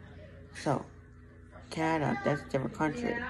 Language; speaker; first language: English; native; English